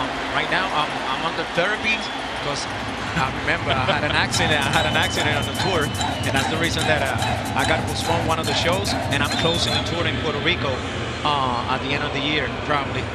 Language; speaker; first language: English; non-native, local second language; Spanish